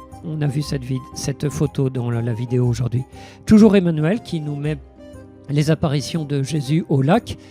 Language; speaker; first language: French; native; French